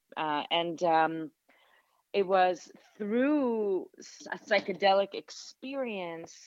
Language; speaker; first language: English; non-native, fluent; Hebrew